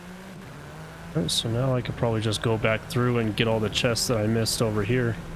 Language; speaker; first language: English; native; English